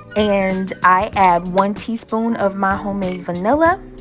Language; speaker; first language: English; native; English